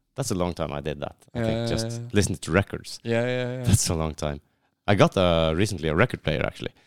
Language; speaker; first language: English; non-native, fluent; Norwegian